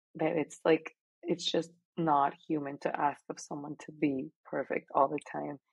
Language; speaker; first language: English; non-native, fluent; Spanish